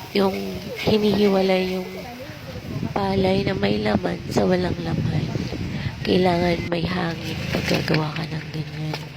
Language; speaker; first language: Filipino; non-native, local second language; Waray